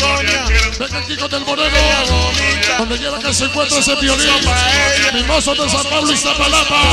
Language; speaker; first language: Spanish; native; Spanish